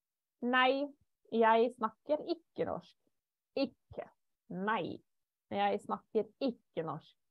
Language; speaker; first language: Norwegian; non-native, fluent; German